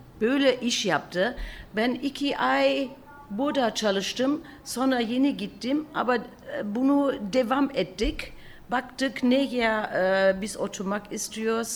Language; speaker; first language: Turkish; early bilingual, heritage; German